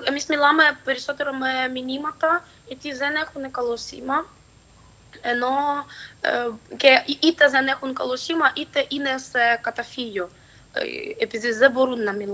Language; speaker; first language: Greek; non-native, fluent; Ukrainian